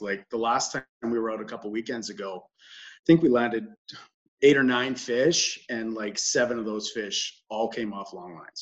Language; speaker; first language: English; native; English